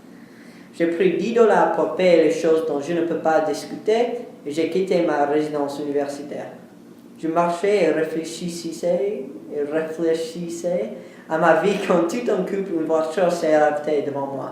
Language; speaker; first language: French; non-native, learner; English